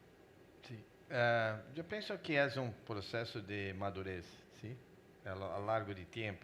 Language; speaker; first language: Spanish; non-native, fluent; Portuguese